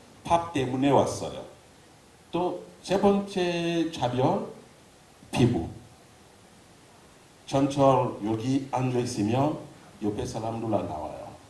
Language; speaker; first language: Korean; non-native, learner; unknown